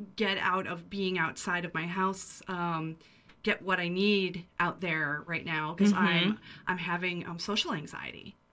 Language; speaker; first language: English; native; English